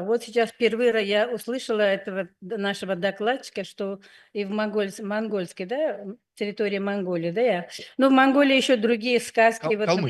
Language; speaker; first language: Russian; non-native, fluent; Hindi